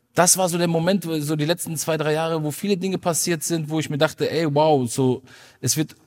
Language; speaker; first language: German; native; German